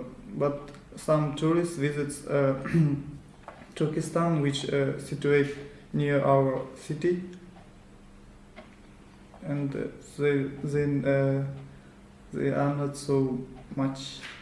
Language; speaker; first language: English; non-native, learner; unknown